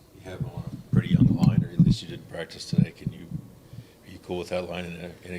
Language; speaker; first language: English; native; English